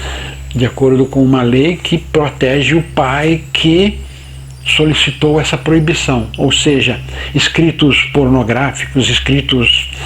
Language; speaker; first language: Portuguese; native; Portuguese